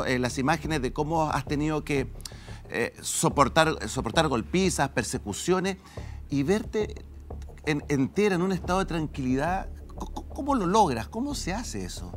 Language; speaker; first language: Spanish; native; Spanish